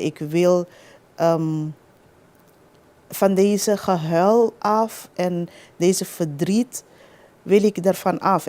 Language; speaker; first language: Dutch; non-native, local second language; Papiamento